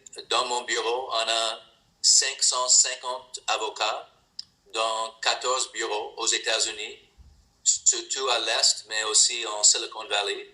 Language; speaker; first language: French; non-native, learner; English